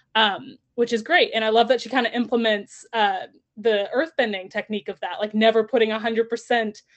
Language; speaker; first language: English; native; English